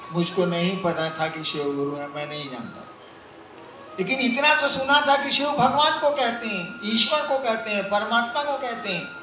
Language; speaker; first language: Hindi; native; Hindi